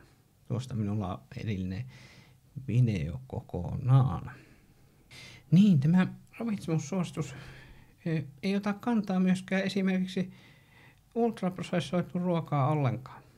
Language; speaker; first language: Finnish; native; Finnish